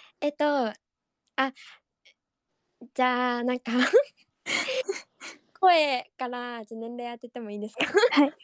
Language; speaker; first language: Japanese; native; Japanese